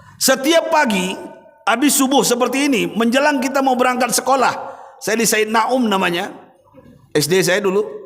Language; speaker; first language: Indonesian; native; Indonesian